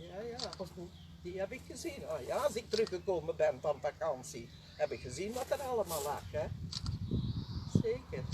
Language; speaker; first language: Dutch; native; Dutch